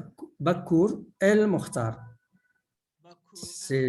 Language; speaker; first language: French; non-native, local second language; Arabic